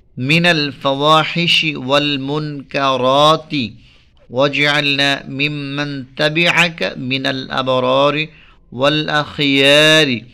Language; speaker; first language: Arabic; non-native, fluent; Bangla